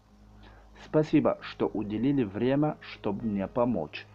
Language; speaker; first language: Russian; non-native, learner; Tajik